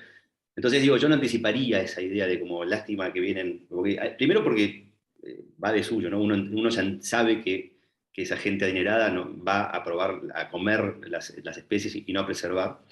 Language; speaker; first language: Spanish; native; Spanish